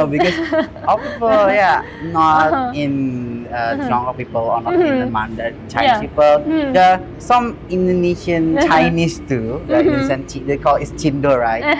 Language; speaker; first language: English; non-native, learner; Indonesian